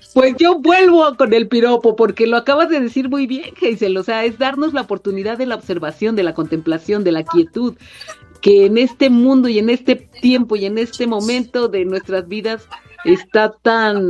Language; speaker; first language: Spanish; native; Spanish